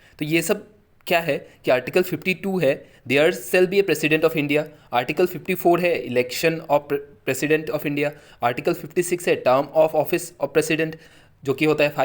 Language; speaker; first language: Hindi; native; Hindi